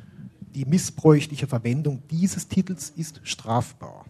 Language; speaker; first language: German; native; German